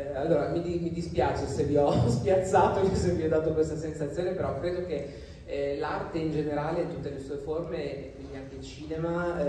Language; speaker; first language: Italian; native; Italian